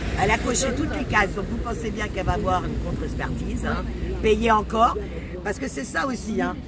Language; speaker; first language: French; native; French